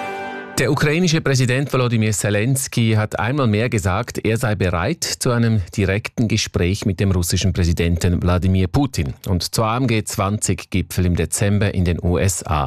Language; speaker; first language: German; native; German